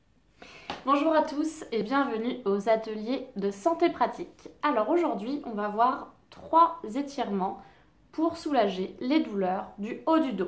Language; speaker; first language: French; native; French